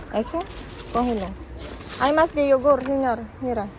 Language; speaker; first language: Spanish; non-native, learner; Filipino